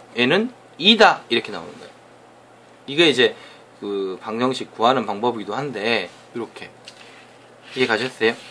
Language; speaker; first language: Korean; native; Korean